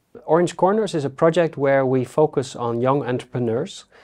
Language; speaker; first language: English; non-native, fluent; Dutch